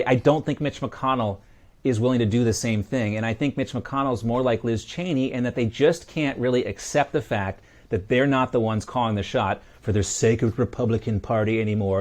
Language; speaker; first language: English; native; English